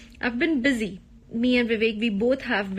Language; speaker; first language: English; non-native, local second language; Hindi